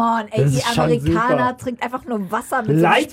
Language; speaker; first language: German; native; German